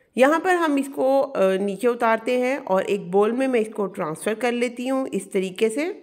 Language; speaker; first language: Urdu; native; Urdu